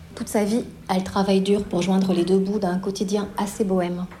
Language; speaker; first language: French; native; French